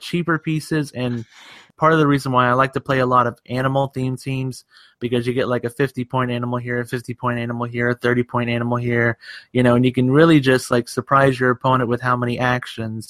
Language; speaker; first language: English; native; English